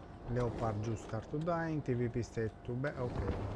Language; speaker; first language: English; non-native, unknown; Romanian